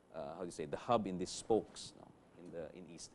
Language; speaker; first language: English; non-native, local second language; Filipino